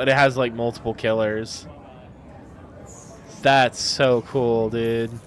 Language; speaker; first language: English; native; English